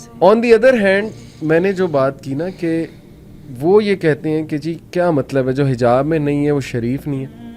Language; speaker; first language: Urdu; native; Urdu